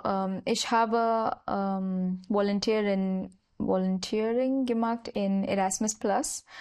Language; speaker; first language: German; non-native, learner; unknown